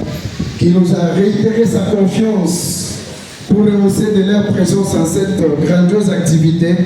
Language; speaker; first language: French; non-native, local second language; Luba-Lulua